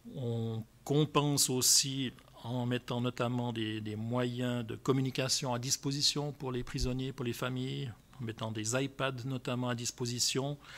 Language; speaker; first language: French; native; French